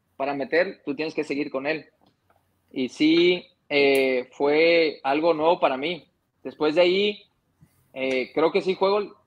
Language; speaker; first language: Spanish; early bilingual, heritage; Spanish